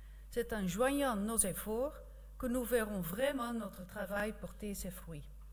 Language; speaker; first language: French; non-native, fluent; Dutch